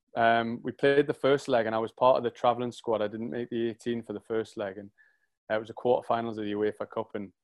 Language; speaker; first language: English; native; English